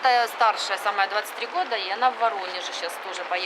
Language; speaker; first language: Russian; native; Russian